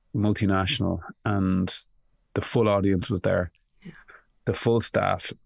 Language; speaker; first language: English; native; English